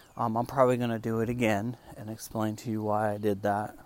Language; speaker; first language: English; non-native, fluent; Spanish